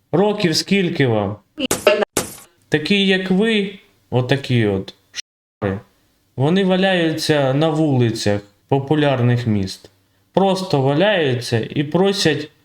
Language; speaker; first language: Ukrainian; native; Ukrainian